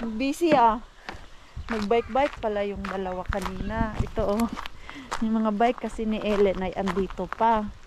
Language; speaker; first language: Filipino; native; Filipino